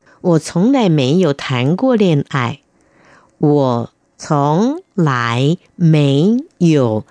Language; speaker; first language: Chinese; non-native, fluent; Vietnamese